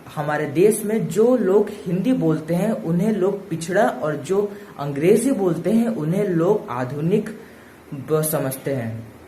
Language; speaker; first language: Hindi; non-native, local second language; Odia